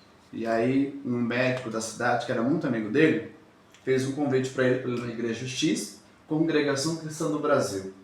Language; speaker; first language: Portuguese; native; Portuguese